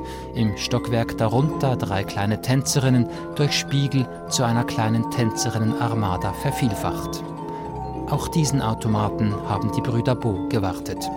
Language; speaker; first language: German; native; German